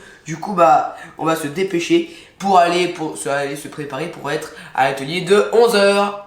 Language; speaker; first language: French; native; French